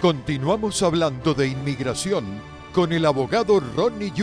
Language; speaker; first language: Spanish; native; Spanish